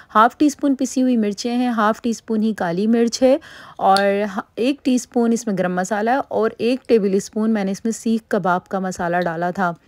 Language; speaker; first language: Urdu; native; Urdu